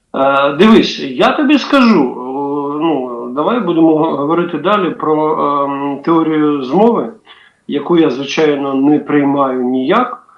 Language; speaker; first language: Ukrainian; native; Ukrainian